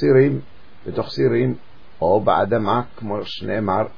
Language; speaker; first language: Hebrew; native; Hebrew